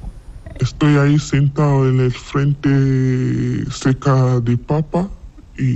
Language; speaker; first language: Spanish; non-native, learner; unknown